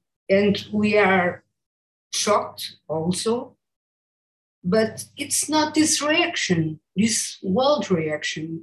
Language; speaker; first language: English; non-native, learner; Portuguese